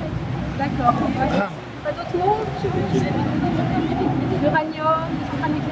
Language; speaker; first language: French; native; French